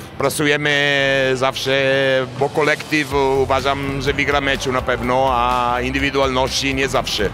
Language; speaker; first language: Polish; non-native, learner; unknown